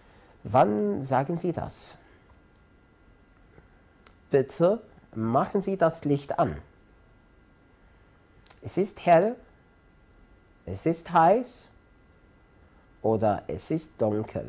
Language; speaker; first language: German; non-native, fluent; Arabic